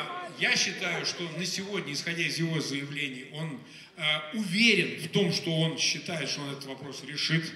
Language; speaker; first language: Russian; native; Russian